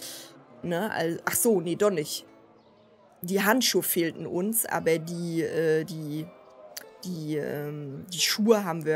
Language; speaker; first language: German; native; German